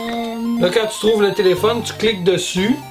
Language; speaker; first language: French; native; French